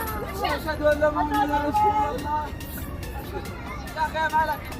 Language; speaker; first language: Arabic; non-native, learner; Oromo